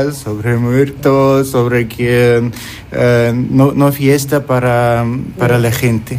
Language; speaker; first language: Spanish; non-native, learner; Russian